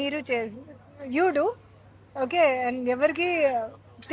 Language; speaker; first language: Telugu; non-native, learner; Hindi